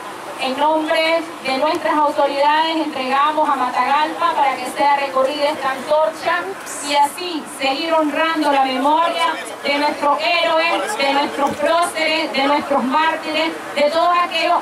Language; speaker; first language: Spanish; native; Spanish